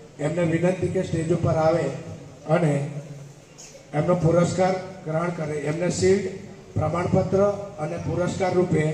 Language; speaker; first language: Gujarati; native; Gujarati